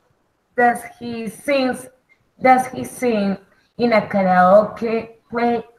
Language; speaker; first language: English; non-native, learner; Spanish